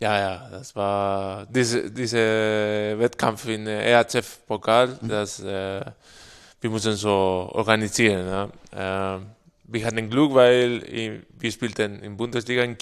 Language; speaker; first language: German; non-native, fluent; Spanish